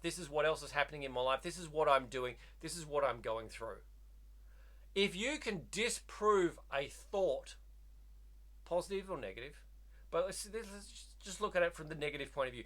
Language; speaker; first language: English; native; English